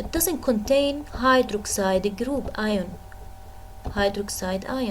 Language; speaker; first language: English; non-native, fluent; Arabic